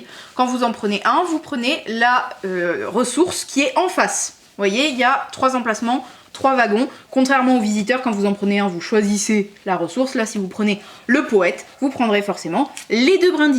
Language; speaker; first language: French; native; French